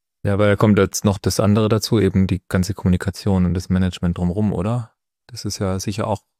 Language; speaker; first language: German; native; German